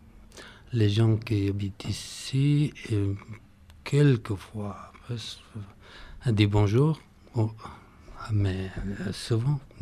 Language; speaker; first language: French; non-native, learner; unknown